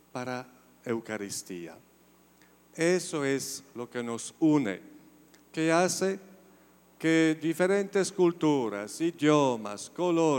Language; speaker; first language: Spanish; non-native, fluent; Polish